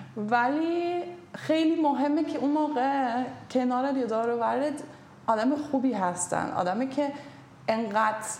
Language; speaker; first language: Persian; non-native, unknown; German